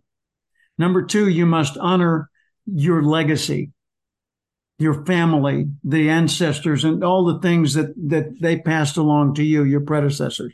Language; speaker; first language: English; native; English